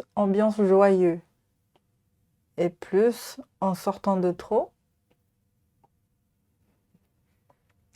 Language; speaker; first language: French; non-native, fluent; Japanese